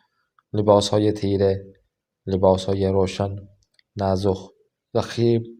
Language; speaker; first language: Persian; non-native, fluent; Urdu